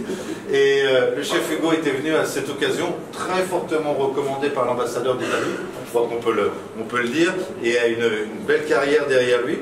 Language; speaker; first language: French; native; French